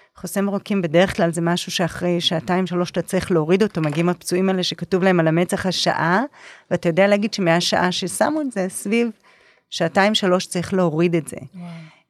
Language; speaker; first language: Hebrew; native; Hebrew